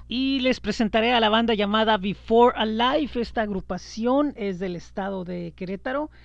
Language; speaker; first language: Spanish; native; Spanish